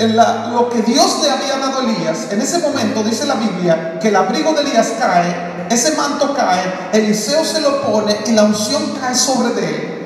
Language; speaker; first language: Spanish; native; Spanish